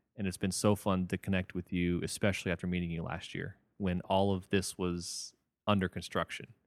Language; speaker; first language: English; native; English